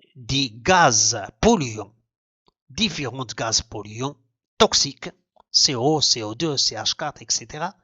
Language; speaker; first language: French; non-native, local second language; Arabic